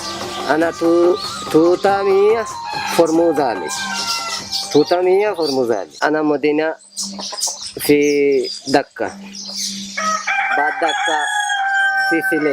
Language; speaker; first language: Arabic; non-native, learner; Bangla